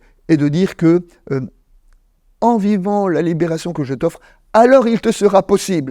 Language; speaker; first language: French; native; French